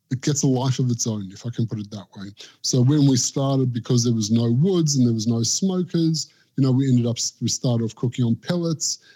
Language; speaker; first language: English; native; English